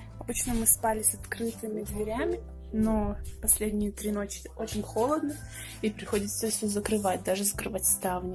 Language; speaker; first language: Russian; native; Russian